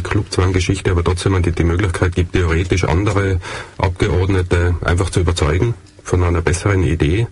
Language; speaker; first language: German; native; German